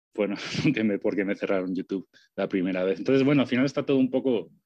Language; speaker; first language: Spanish; native; Spanish